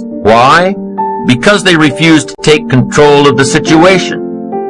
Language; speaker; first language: English; native; English